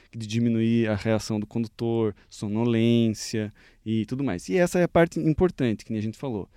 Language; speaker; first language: Portuguese; native; Portuguese